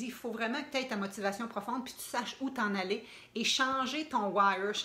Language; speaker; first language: French; native; French